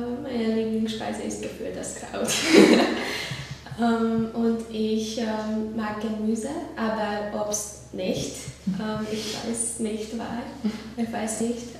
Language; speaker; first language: German; non-native, learner; Hungarian